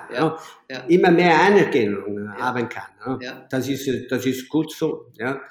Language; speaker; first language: German; non-native, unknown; Italian